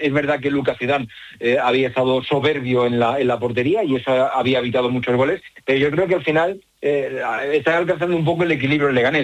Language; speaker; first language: Spanish; native; Spanish